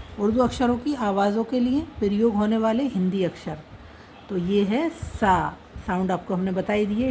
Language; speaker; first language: Hindi; native; Hindi